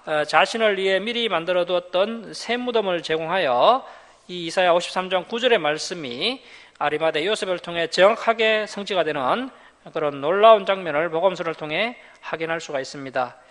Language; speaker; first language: Korean; native; Korean